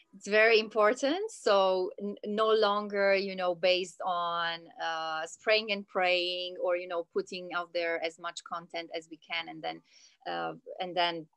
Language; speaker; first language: English; non-native, fluent; Italian